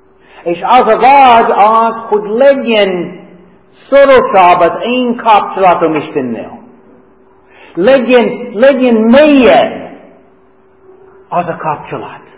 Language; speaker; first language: Hungarian; non-native, fluent; English